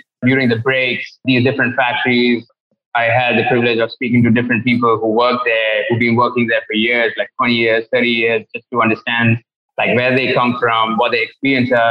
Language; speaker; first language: English; non-native, local second language; Tamil